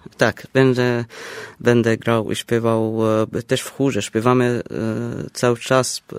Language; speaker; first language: Polish; non-native, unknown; Arabic